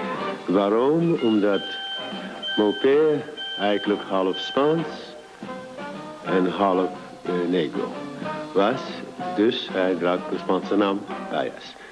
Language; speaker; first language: Dutch; non-native, fluent; English